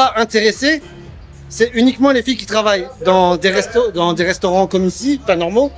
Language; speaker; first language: French; native; French